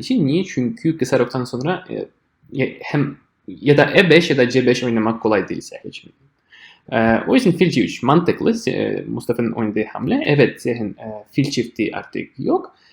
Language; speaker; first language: Turkish; non-native, fluent; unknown